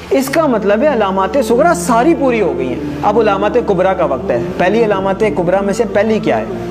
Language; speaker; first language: Urdu; non-native, local second language; Pashto